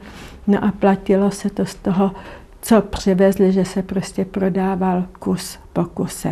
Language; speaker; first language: Czech; non-native, local second language; German